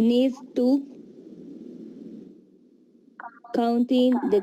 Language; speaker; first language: English; non-native, learner; Spanish